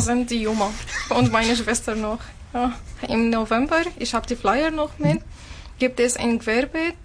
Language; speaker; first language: German; non-native, learner; Arabic